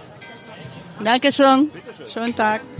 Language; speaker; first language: German; non-native, learner; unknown